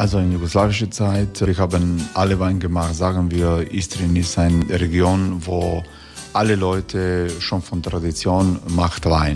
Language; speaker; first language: German; non-native, learner; Croatian